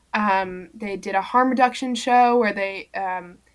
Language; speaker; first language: English; native; English